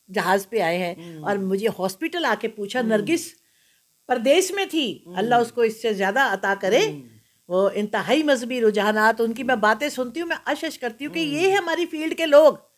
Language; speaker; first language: Urdu; non-native, local second language; Punjabi